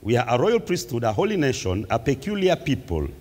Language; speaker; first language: English; non-native, local second language; Swahili